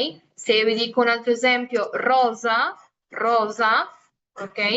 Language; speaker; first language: Italian; non-native, fluent; Spanish